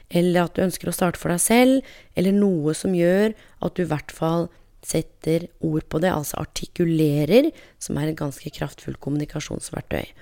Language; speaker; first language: Norwegian; native; Norwegian